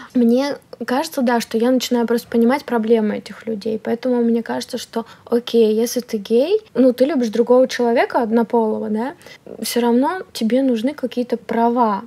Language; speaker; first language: Russian; native; Russian